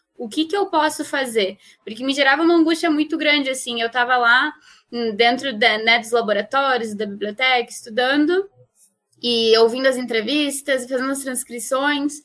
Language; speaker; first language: Portuguese; non-native, fluent; Spanish